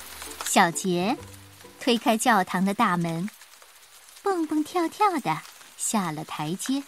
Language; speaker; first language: Chinese; native; Chinese